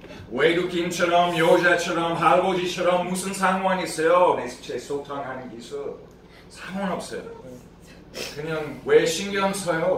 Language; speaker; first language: Korean; non-native, fluent; English